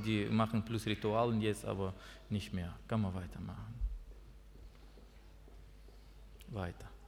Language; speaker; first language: German; non-native, learner; Russian